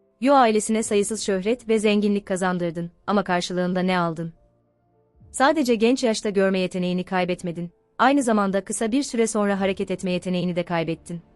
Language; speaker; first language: Turkish; native; Turkish